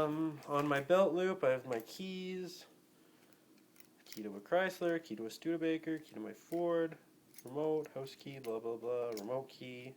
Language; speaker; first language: English; native; English